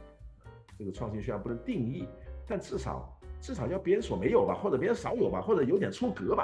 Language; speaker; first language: Chinese; non-native, local second language; Cantonese